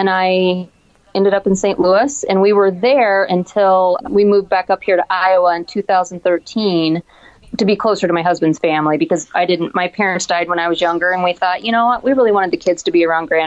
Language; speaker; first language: English; native; English